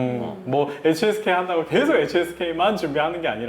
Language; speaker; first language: Korean; native; Korean